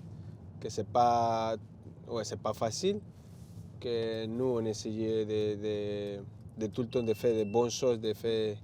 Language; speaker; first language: French; non-native, learner; Spanish